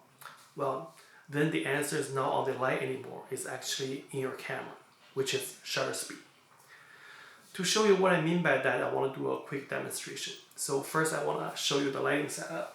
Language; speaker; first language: English; non-native, fluent; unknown